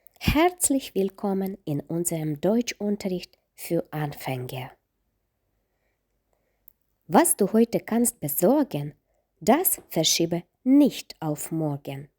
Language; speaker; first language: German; non-native, fluent; Ukrainian